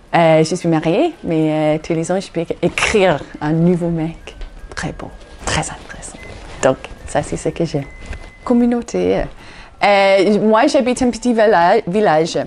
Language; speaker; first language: French; non-native, fluent; English